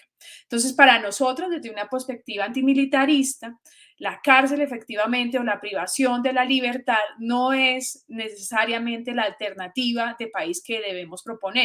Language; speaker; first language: Spanish; native; Spanish